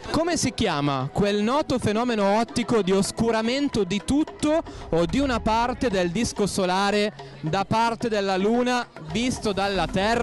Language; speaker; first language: Italian; native; Italian